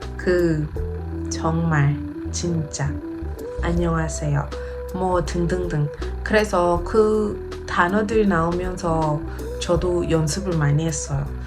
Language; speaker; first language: Korean; non-native, learner; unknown